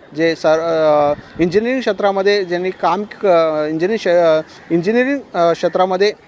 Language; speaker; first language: Marathi; native; Marathi